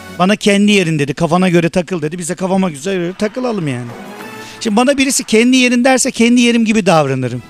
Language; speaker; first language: Turkish; native; Turkish